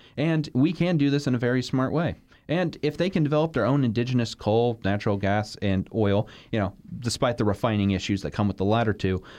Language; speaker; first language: English; native; English